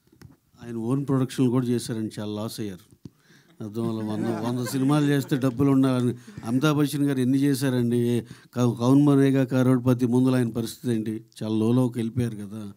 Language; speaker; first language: Telugu; native; Telugu